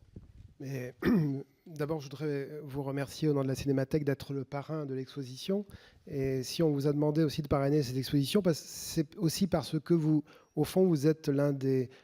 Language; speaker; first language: French; native; French